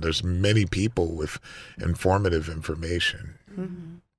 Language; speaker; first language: English; native; English